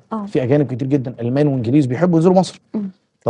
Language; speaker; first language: Arabic; native; Arabic